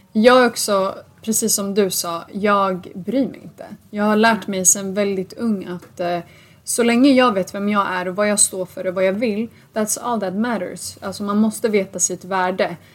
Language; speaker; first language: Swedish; early bilingual, other home language; Assyrian Neo-Aramaic